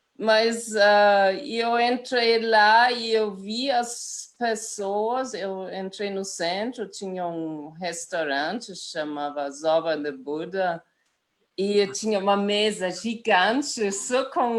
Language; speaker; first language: Portuguese; non-native, fluent; German